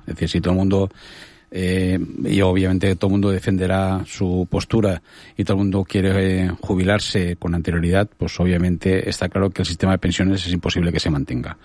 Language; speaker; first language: Spanish; native; Spanish